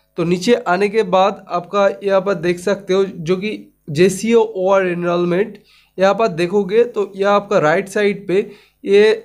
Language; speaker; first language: Hindi; non-native, local second language; Bangla